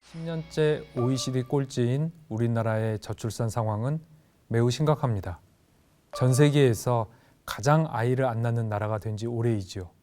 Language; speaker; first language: Korean; native; Korean